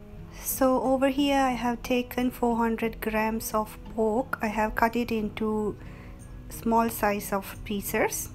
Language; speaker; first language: English; non-native, local second language; Sinhala